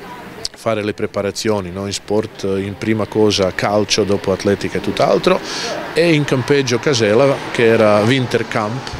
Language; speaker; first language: Italian; non-native, local second language; Croatian